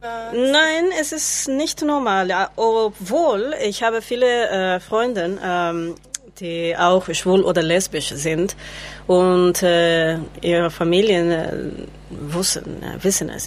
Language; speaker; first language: German; non-native, learner; Spanish